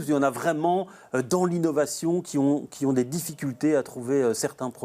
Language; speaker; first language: French; native; French